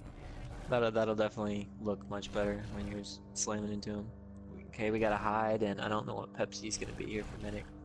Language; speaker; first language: English; native; English